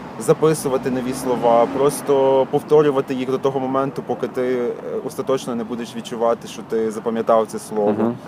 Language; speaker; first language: Ukrainian; native; Ukrainian